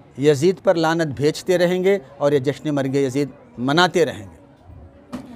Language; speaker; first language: Hindi; non-native, local second language; Urdu